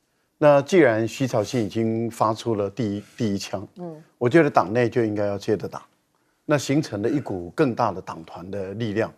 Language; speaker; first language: Chinese; native; Chinese